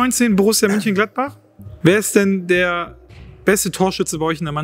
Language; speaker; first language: German; native; German